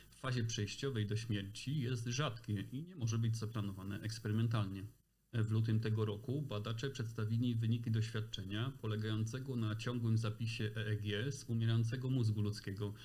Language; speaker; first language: Polish; native; Polish